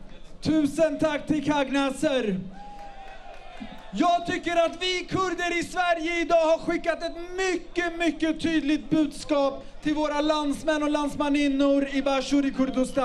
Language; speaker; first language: Swedish; early bilingual, other home language; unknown